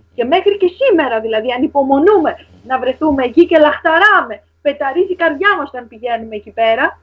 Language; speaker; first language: Greek; native; Greek